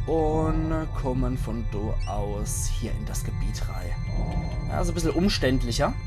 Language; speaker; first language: German; native; German